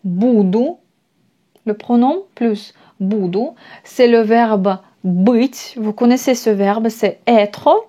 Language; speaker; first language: French; non-native, fluent; Russian